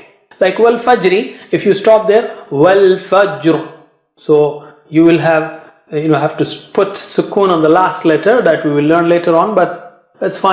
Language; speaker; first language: English; non-native, fluent; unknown